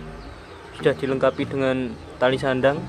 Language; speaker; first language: Indonesian; native; Indonesian